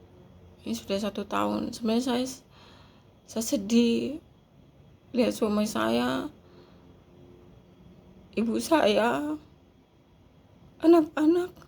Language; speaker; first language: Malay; non-native, local second language; Javanese